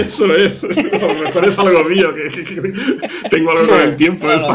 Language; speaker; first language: Spanish; native; Spanish